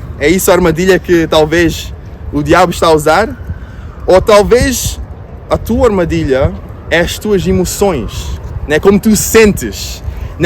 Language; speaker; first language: Portuguese; non-native, fluent; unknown